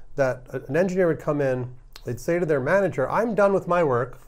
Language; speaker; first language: English; early bilingual, other home language; Ukrainian